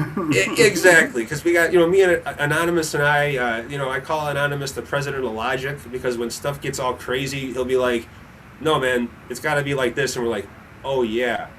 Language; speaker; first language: English; native; English